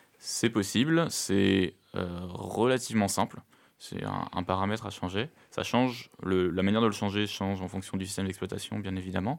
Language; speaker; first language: French; native; French